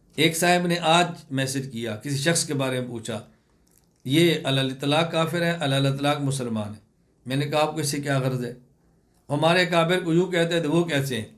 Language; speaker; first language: Urdu; non-native, local second language; Punjabi